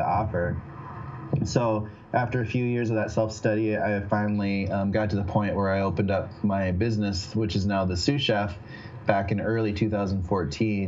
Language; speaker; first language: English; native; English